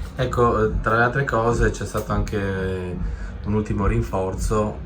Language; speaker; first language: Italian; native; Italian